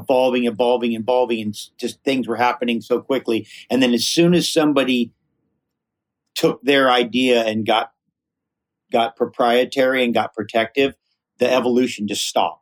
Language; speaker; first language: English; native; English